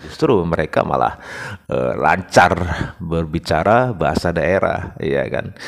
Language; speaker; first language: Indonesian; native; Indonesian